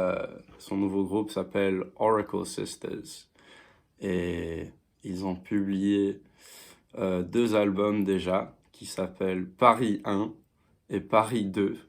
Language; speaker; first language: French; non-native, fluent; English